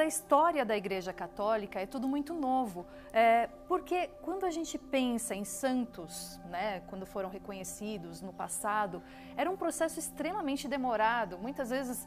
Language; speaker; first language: Portuguese; native; Portuguese